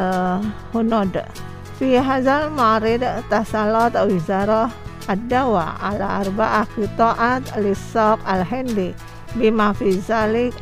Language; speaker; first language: Arabic; non-native, fluent; Indonesian